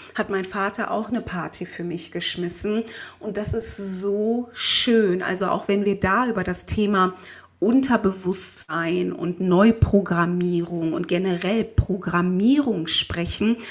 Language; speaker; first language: German; native; German